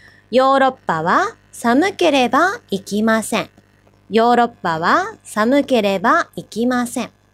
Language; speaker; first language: Japanese; native; Japanese